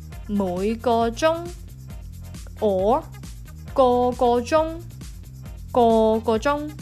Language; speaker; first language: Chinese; early bilingual, heritage; Cantonese